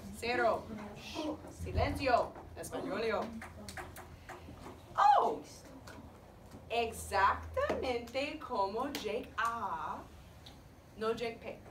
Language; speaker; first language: Spanish; non-native, fluent; English